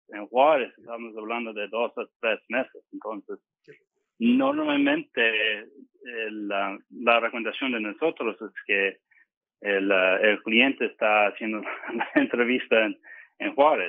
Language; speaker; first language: Spanish; non-native, fluent; English